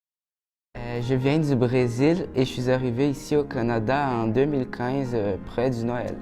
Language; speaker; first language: French; early bilingual, other home language; Portuguese